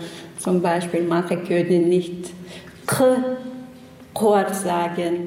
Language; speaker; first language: German; non-native, learner; Chechen